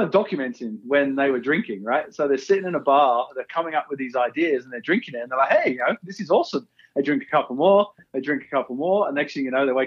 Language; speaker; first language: English; native; English